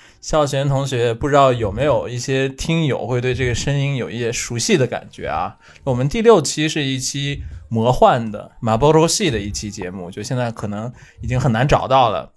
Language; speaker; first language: Chinese; native; Chinese